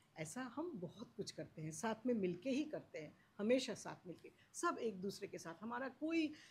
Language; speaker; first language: Hindi; non-native, local second language; Marathi